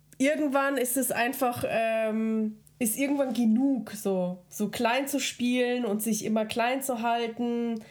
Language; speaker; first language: German; early bilingual, other home language; Russian